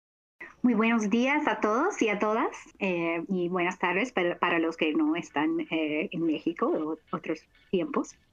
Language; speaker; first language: Spanish; non-native, fluent; English